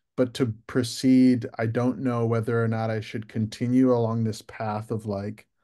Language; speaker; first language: English; native; English